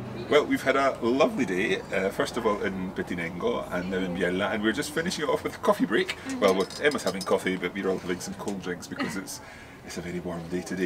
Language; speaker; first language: English; native; English